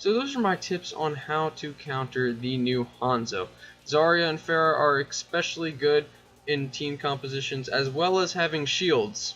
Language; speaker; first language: English; native; English